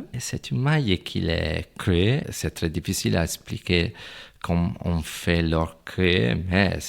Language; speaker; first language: French; non-native, fluent; Italian